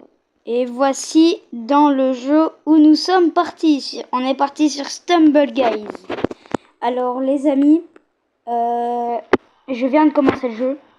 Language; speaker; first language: French; native; French